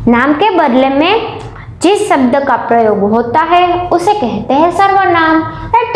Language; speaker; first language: Hindi; non-native, local second language; Gujarati